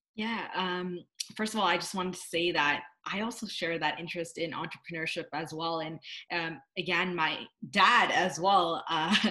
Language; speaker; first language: English; native; English